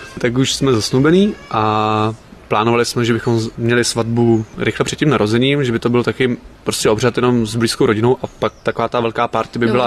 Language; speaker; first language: Czech; native; Czech